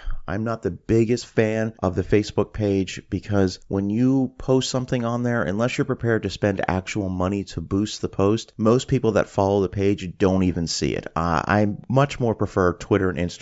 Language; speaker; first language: English; native; English